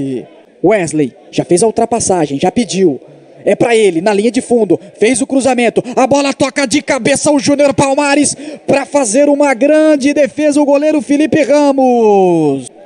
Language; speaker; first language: Portuguese; native; Portuguese